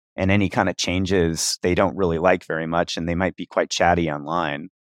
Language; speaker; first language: English; native; English